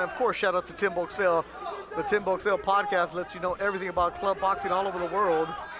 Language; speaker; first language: English; early bilingual, other home language; Spanish